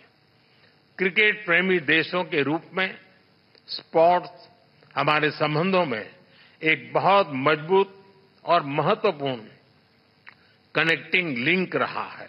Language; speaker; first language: Hindi; native; Hindi